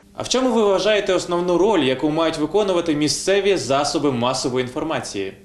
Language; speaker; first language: Ukrainian; native; Ukrainian